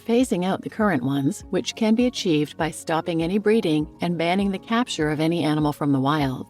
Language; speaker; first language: English; native; English